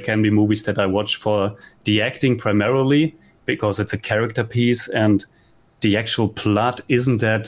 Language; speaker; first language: English; non-native, fluent; German